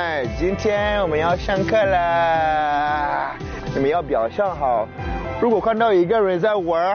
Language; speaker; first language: Chinese; non-native, fluent; English